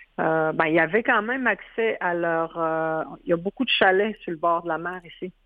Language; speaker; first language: French; non-native, local second language; Innu-aimun